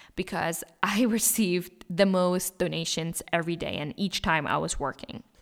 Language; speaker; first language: English; non-native, fluent; German